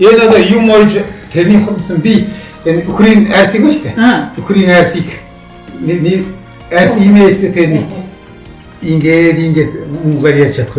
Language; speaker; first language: Mongolian; non-native, local second language; Kazakh